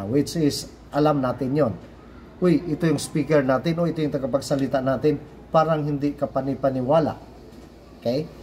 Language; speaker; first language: Filipino; non-native, local second language; Cebuano